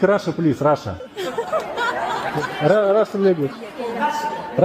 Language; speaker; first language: English; non-native, learner; Russian